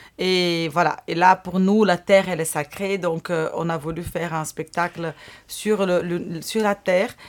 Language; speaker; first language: French; non-native, fluent; Portuguese